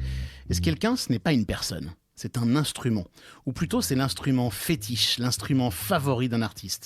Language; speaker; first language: French; native; French